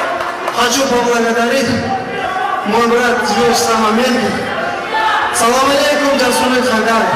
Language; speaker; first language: Russian; non-native, learner; Uzbek